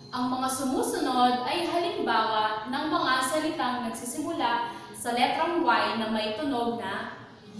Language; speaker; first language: Filipino; native; Filipino